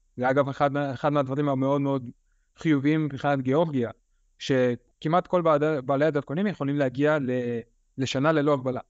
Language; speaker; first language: Hebrew; early bilingual, other home language; Russian